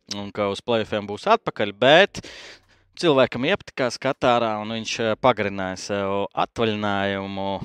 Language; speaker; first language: Latvian; native; Latvian